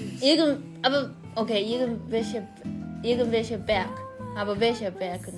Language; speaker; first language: German; non-native, learner; Chinese